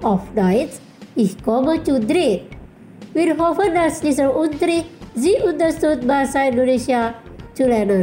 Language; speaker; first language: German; non-native, fluent; Indonesian